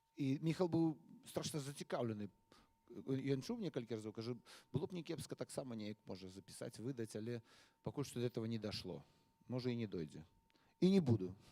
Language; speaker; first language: Belarusian; non-native, local second language; Russian